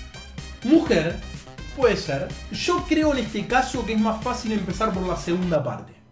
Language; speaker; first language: Spanish; native; Spanish